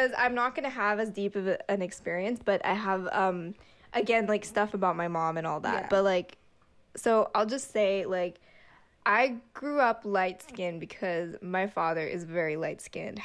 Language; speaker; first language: English; native; English